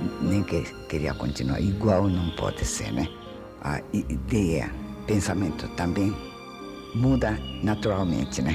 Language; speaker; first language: Portuguese; non-native, fluent; Japanese